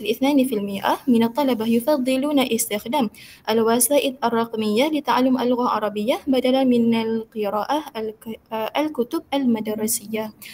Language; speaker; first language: Arabic; non-native, learner; Malay